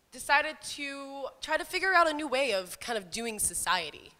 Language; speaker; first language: English; native; English